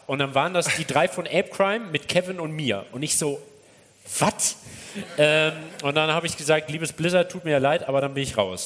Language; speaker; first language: German; native; German